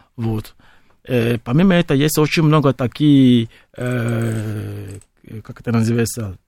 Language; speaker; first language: Russian; non-native, fluent; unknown